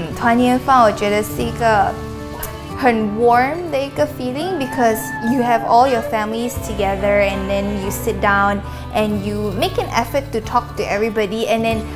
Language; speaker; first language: English; non-native, local second language; Chinese